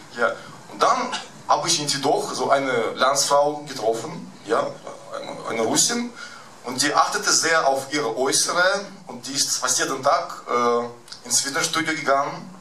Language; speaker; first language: German; early bilingual, other home language; Russian